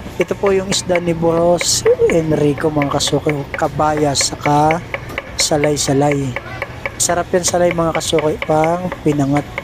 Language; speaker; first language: Filipino; native; Filipino